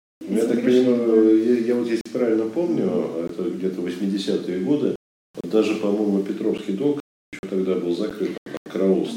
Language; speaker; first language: Russian; native; Russian